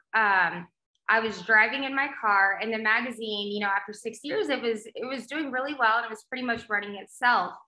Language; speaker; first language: English; native; English